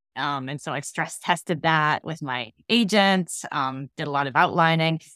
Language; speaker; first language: English; native; English